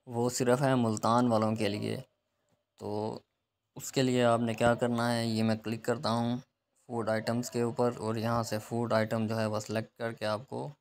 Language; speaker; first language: Urdu; non-native, local second language; Punjabi